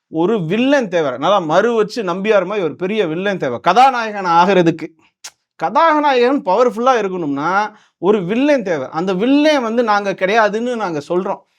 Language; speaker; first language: Tamil; non-native, local second language; Telugu